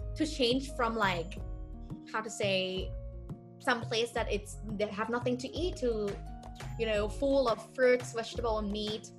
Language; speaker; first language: English; non-native, fluent; Thai